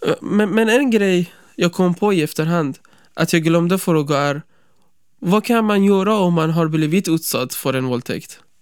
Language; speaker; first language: Swedish; non-native, fluent; Persian